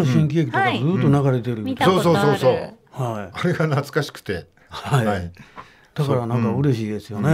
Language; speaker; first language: Japanese; native; Japanese